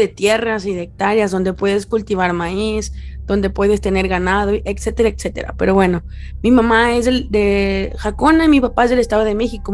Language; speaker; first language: Spanish; native; Spanish